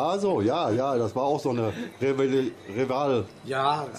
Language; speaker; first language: German; native; German